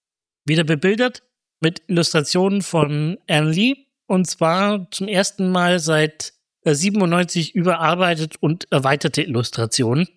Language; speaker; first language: German; native; German